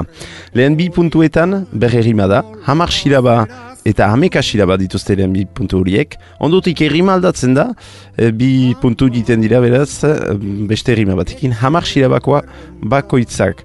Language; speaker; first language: Basque; native; Basque